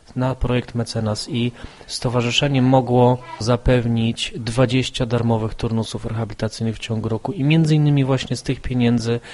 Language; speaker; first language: Polish; native; Polish